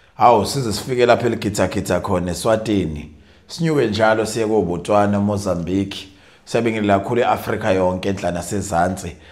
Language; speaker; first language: Zulu; native; Zulu